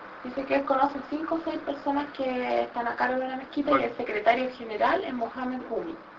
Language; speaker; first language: Spanish; native; Spanish